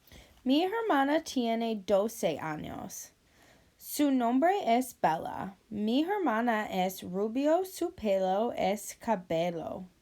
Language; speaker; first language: Spanish; non-native, learner; English